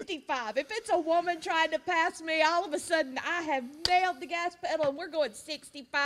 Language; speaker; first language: English; native; English